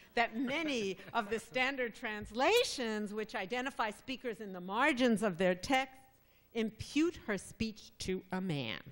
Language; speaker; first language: English; native; English